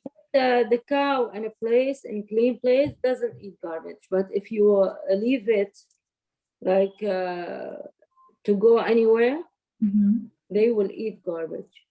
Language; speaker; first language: English; non-native, learner; Arabic